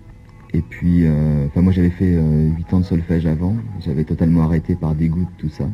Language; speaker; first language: French; native; French